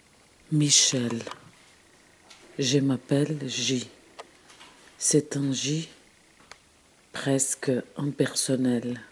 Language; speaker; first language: French; non-native, fluent; Portuguese